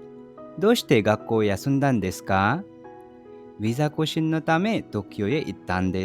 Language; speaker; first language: Japanese; non-native, fluent; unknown